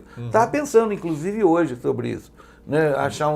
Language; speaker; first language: Portuguese; native; Portuguese